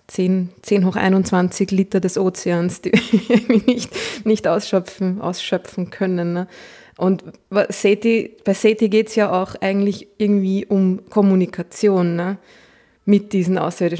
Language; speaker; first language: German; native; German